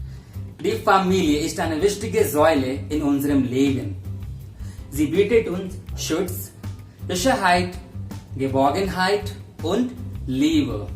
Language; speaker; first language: German; non-native, fluent; Hindi